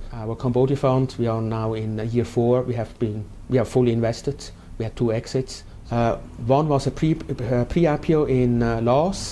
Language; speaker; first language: English; non-native, fluent; German